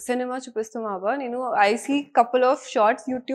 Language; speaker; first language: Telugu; non-native, learner; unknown